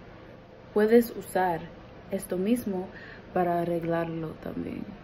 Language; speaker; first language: Spanish; early bilingual, heritage; Spanish